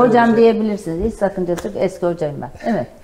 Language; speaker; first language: Turkish; native; Turkish